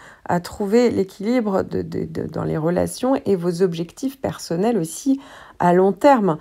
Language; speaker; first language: French; native; French